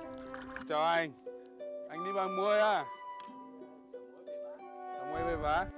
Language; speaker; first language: Vietnamese; non-native, learner; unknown